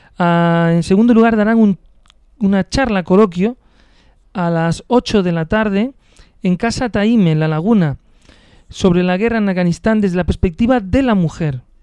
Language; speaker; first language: Spanish; native; Spanish